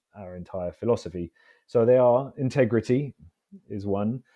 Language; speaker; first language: English; native; English